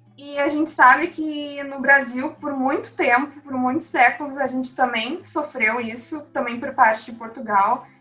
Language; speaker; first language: Portuguese; native; Portuguese